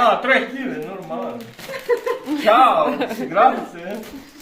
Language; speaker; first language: Italian; non-native, learner; Ukrainian